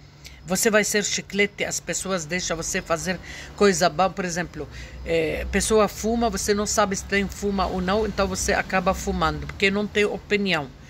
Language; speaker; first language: Portuguese; non-native, fluent; Arabic